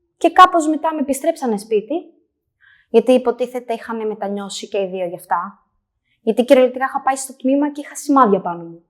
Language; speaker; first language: Greek; native; Greek